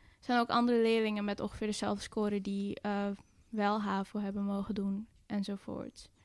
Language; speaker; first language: Dutch; early bilingual, other home language; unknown